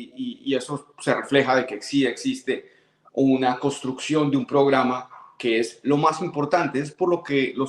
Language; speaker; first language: Spanish; native; Spanish